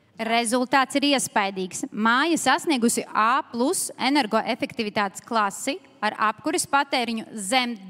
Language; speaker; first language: Latvian; native; Latvian